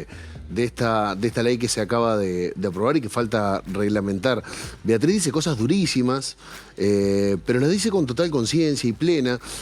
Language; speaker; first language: Spanish; native; Spanish